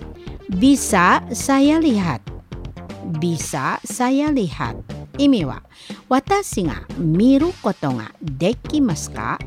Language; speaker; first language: Japanese; non-native, fluent; Indonesian